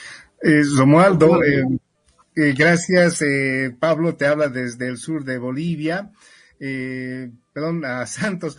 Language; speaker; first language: Spanish; native; Spanish